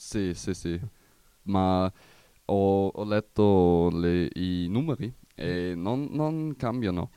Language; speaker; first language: Italian; non-native, learner; German